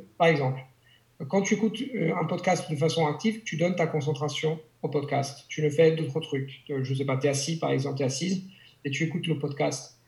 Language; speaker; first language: French; non-native, fluent; Italian